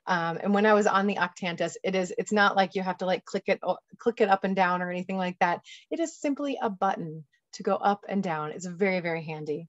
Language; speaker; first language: English; native; English